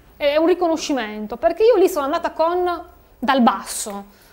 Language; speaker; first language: Italian; native; Italian